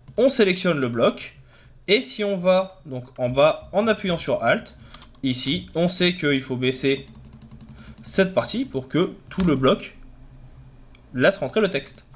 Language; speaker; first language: French; native; French